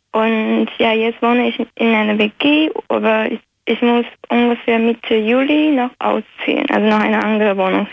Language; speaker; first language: German; non-native, fluent; Chinese